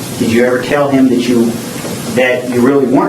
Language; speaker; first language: English; native; English